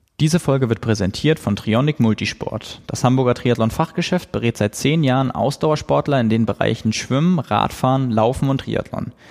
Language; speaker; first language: German; native; German